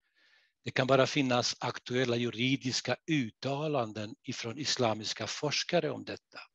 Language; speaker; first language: Swedish; non-native, fluent; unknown